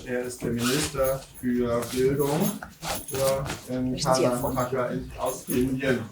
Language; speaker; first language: German; native; German